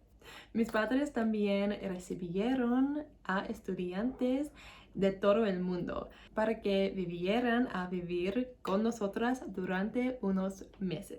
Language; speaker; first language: Spanish; non-native, learner; English